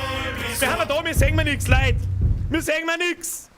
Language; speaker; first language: German; native; German